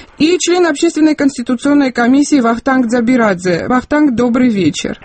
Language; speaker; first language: Russian; non-native, local second language; Georgian